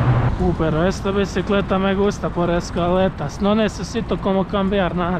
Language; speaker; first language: Spanish; non-native, learner; Croatian